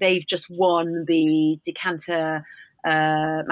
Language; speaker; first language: English; native; English